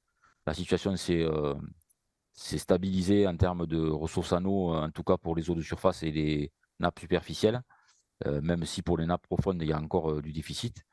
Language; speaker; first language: French; native; French